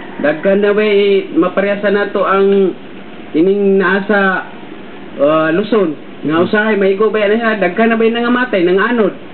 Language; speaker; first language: Cebuano; non-native, local second language; Maranao